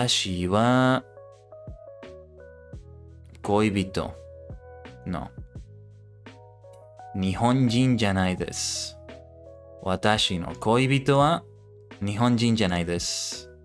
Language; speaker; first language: Japanese; non-native, learner; English